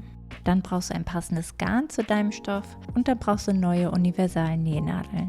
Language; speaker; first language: German; native; German